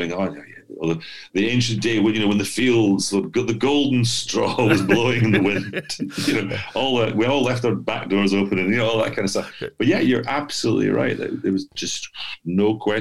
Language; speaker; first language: English; native; English